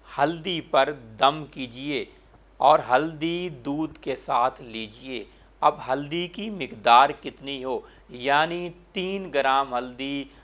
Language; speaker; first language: Urdu; non-native, local second language; Saraiki